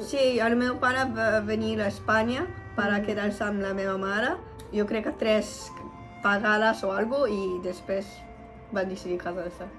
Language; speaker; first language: Catalan; non-native, learner; Japanese